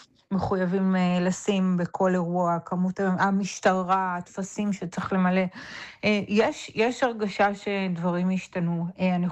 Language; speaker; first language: Hebrew; native; Hebrew